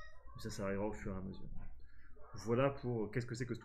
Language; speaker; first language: French; native; French